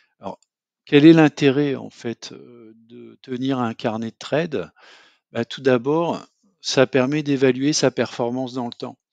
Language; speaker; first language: French; native; French